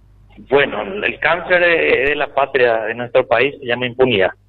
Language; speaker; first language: Spanish; native; Spanish